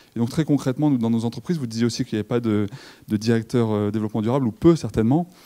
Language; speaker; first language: French; native; French